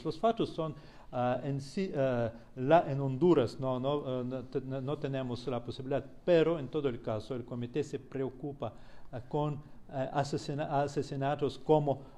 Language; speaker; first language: Spanish; non-native, fluent; Russian